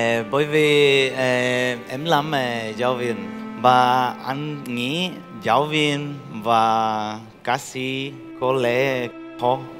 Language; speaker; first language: Vietnamese; non-native, learner; Spanish